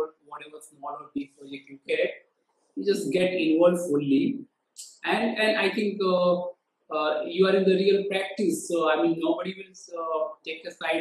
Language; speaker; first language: English; non-native, local second language; Gujarati